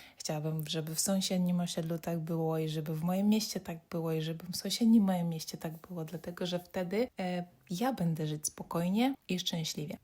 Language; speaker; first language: Polish; non-native, fluent; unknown